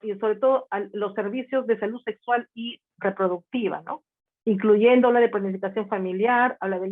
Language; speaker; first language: Spanish; native; Spanish